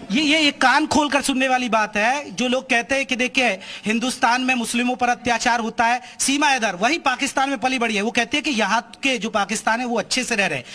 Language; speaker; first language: Hindi; native; Hindi